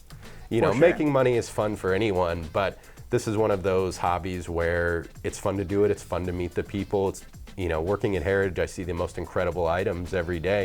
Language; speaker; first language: English; native; English